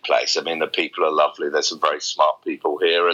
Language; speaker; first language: English; native; English